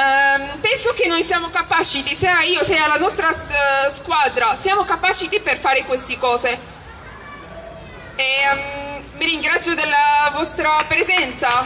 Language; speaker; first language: Italian; early bilingual, other home language; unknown